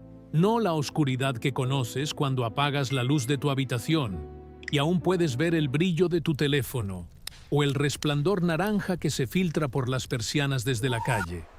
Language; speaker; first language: Spanish; native; Spanish